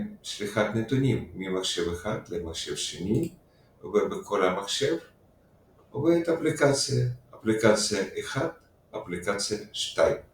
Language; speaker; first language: Hebrew; non-native, fluent; Russian